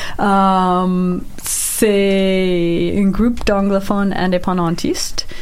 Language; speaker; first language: French; non-native, local second language; English